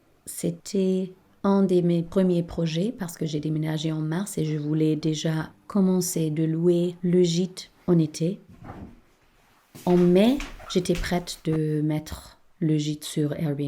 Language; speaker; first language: French; non-native, fluent; German